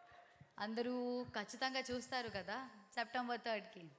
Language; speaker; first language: Telugu; non-native, learner; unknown